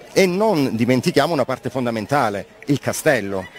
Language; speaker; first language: Italian; native; Italian